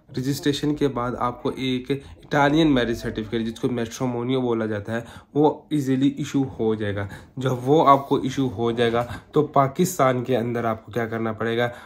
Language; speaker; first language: Urdu; non-native, local second language; Punjabi